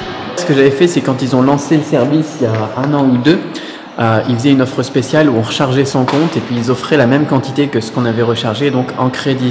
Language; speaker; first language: French; native; French